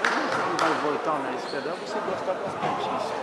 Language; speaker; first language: Portuguese; non-native, fluent; French